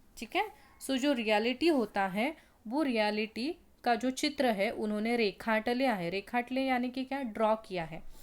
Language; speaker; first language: Hindi; non-native, local second language; Marathi